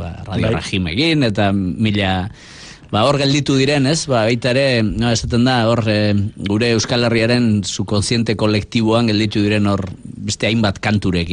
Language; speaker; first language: Basque; native; Basque